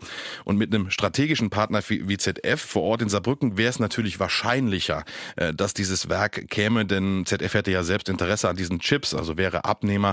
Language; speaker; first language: German; native; German